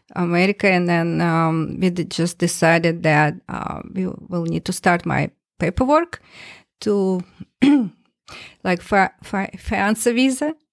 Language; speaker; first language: English; non-native, learner; Russian